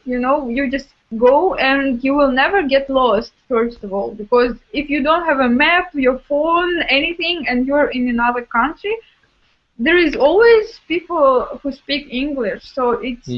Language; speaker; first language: English; non-native, fluent; Russian